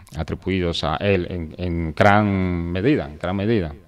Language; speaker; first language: Spanish; non-native, fluent; Chinese